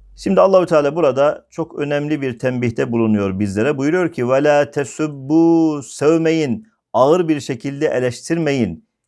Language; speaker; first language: Turkish; native; Turkish